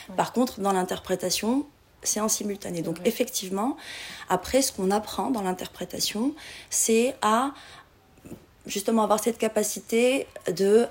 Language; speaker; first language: French; non-native, local second language; Arabic